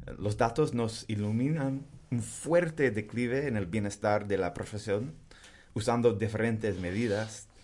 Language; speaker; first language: Spanish; non-native, fluent; English